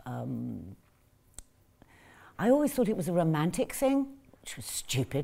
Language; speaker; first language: English; native; English